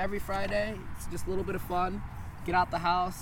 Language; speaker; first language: English; early bilingual, other home language; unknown